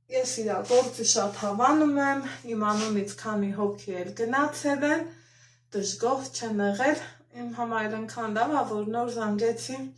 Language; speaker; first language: Armenian; native; Armenian